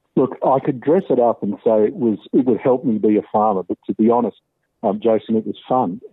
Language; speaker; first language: English; native; English